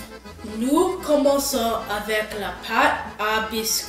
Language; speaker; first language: French; non-native, learner; English